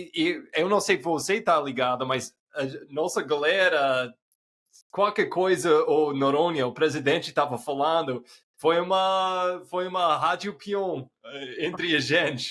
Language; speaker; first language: Portuguese; non-native, fluent; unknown